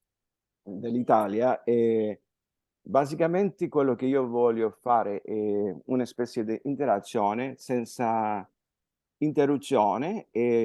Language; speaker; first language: Italian; non-native, fluent; Spanish